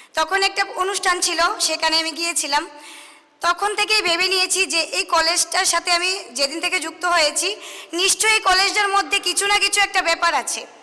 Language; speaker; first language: Bangla; native; Bangla